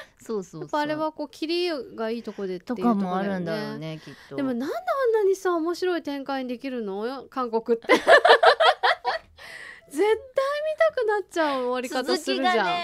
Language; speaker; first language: Japanese; native; Japanese